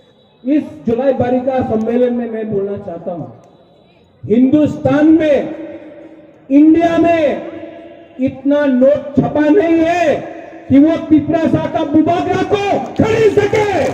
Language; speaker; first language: Hindi; non-native, local second language; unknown